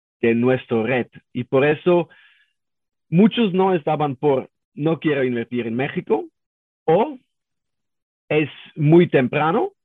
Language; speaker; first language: Spanish; non-native, learner; German